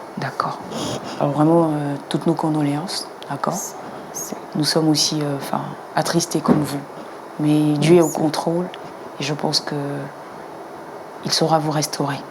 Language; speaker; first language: French; native; French